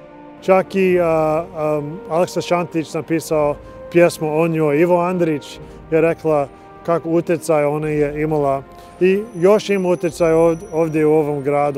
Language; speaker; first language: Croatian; non-native, learner; English